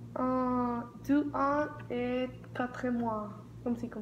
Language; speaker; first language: French; non-native, learner; Spanish